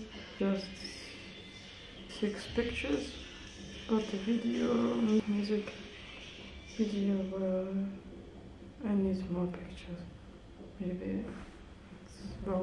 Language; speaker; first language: English; non-native, learner; German